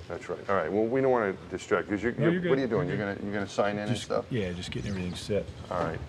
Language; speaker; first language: English; native; English